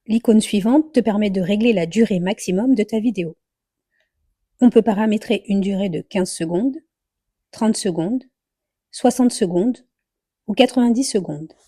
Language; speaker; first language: French; native; French